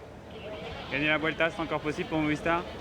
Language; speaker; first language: French; native; French